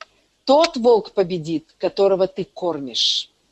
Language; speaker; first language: Russian; native; Russian